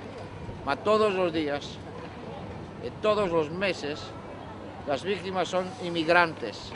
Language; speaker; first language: Spanish; non-native, fluent; Greek